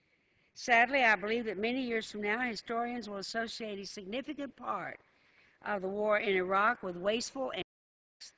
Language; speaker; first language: English; native; English